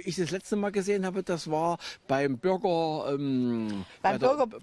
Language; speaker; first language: German; native; German